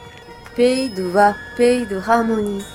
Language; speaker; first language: French; non-native, learner; Japanese